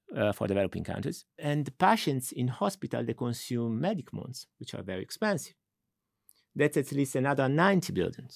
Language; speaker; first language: English; non-native, fluent; Italian